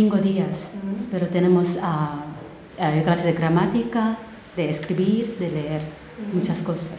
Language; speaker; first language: Spanish; non-native, learner; Korean